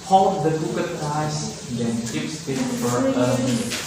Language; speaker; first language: English; non-native, learner; Indonesian